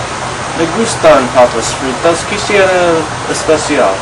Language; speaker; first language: Spanish; non-native, learner; English